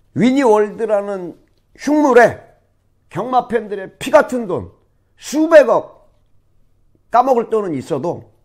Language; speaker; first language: Korean; native; Korean